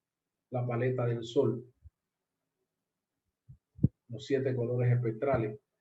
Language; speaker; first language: Spanish; native; Spanish